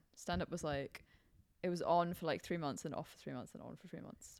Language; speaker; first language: English; non-native, local second language; Cantonese